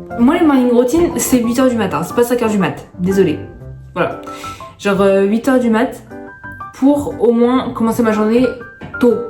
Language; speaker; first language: French; early bilingual, other home language; Arabic